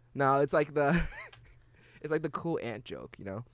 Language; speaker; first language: English; native; English